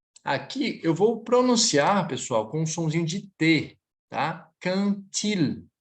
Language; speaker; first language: Portuguese; native; Portuguese